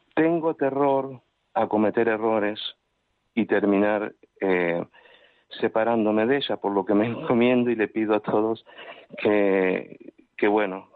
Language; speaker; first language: Spanish; native; Spanish